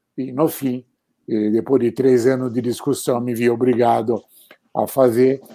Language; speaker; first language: Portuguese; non-native, fluent; Italian